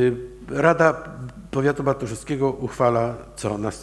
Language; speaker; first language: Polish; native; Polish